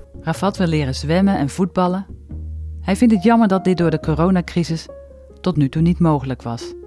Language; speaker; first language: Dutch; native; Dutch